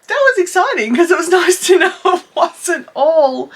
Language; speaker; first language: English; native; English